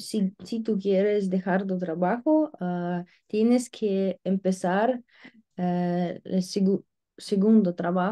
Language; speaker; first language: Spanish; non-native, learner; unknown